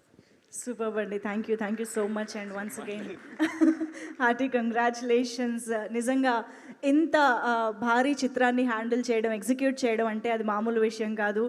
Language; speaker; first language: Telugu; native; Telugu